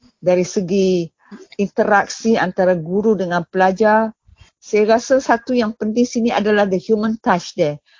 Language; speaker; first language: Malay; native; Malay